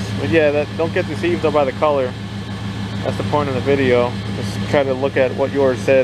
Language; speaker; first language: English; native; English